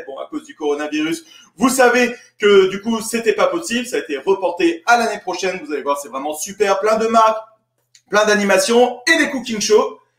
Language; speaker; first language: French; native; French